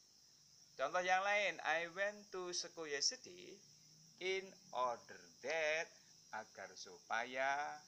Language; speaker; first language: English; non-native, fluent; Indonesian